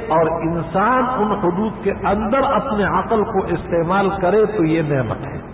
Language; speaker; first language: Urdu; non-native, local second language; Pashto